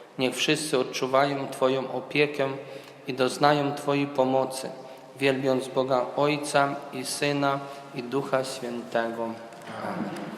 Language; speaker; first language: Polish; early bilingual, heritage; Polish